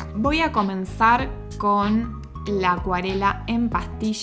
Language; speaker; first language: Spanish; native; Spanish